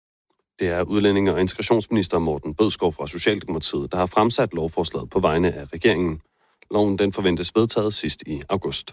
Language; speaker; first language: Danish; native; Danish